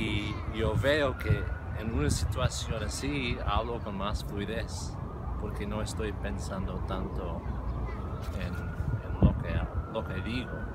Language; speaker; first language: Spanish; non-native, fluent; English